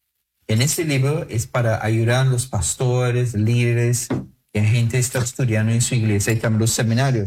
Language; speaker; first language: Spanish; non-native, fluent; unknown